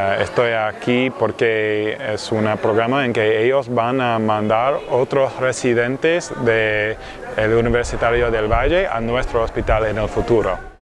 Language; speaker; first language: Spanish; non-native, learner; English